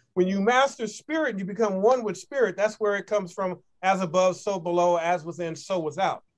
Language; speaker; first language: English; native; English